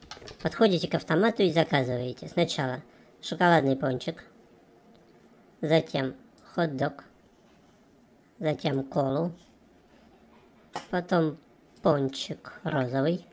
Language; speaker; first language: Russian; native; Russian